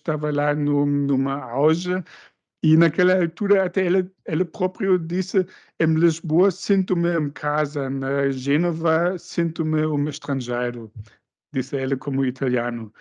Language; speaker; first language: Portuguese; non-native, fluent; German